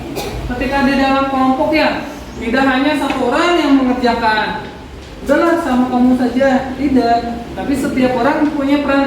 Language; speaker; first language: Indonesian; non-native, local second language; Sundanese